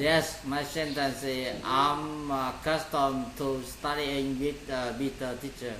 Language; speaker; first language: English; non-native, learner; Vietnamese